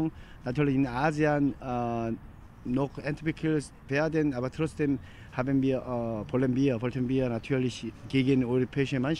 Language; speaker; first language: German; non-native, learner; Korean